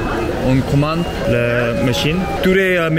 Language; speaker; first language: French; non-native, learner; Korean